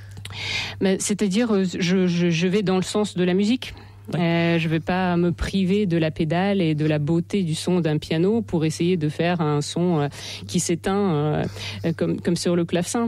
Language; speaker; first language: French; non-native, fluent; Russian